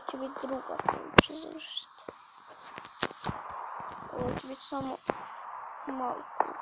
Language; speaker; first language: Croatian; early bilingual, heritage; Bosnian